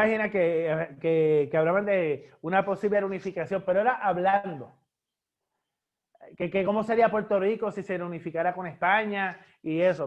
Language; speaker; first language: Spanish; native; Spanish